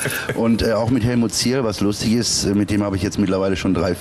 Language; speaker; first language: German; native; German